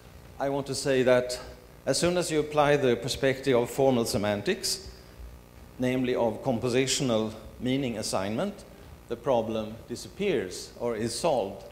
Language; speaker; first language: English; non-native, fluent; Swedish